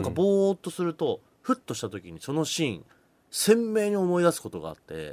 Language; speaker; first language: Japanese; native; Japanese